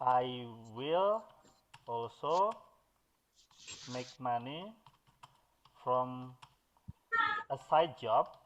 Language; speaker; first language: English; non-native, fluent; Indonesian